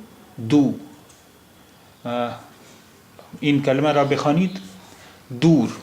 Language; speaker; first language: Persian; non-native, learner; Urdu